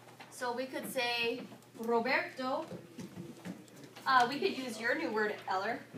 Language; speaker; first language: English; native; English